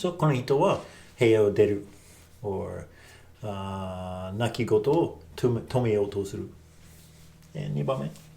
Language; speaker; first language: Japanese; non-native, fluent; English